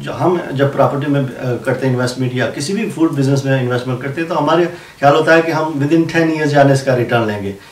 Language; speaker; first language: Urdu; non-native, local second language; Punjabi